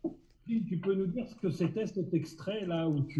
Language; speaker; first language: French; native; French